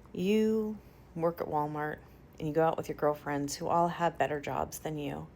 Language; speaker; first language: English; native; English